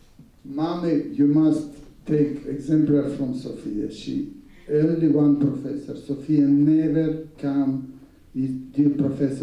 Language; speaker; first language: English; non-native, learner; Russian